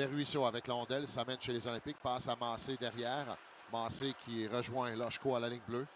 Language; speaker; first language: French; native; French